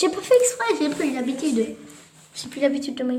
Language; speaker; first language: French; native; French